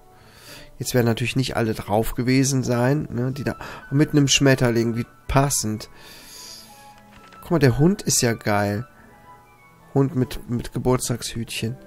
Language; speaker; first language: German; native; German